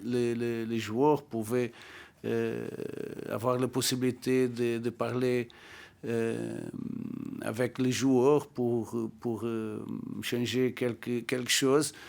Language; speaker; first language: French; non-native, learner; Portuguese